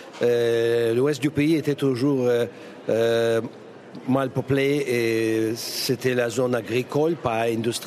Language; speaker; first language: French; non-native, fluent; Russian